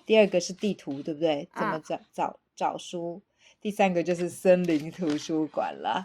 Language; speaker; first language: Chinese; native; Chinese